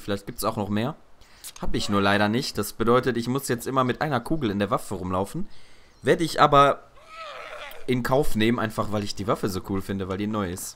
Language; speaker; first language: German; native; German